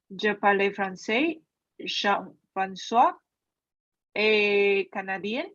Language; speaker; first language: French; non-native, learner; Chinese